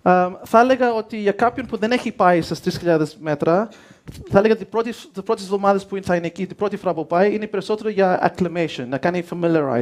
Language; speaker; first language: Greek; early bilingual, heritage; Greek